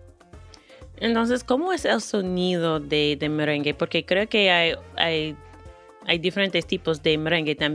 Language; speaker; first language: Spanish; non-native, fluent; English